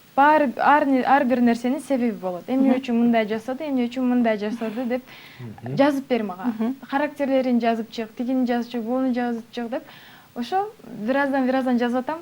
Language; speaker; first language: Kyrgyz; non-native, local second language; Uyghur